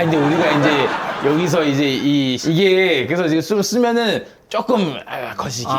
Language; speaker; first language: Korean; early bilingual, other home language; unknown